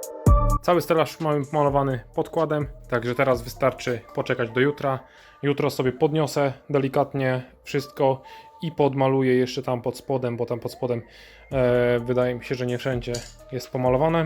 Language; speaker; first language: Polish; native; Polish